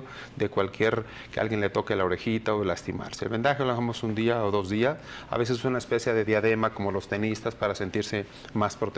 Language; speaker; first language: Spanish; native; Spanish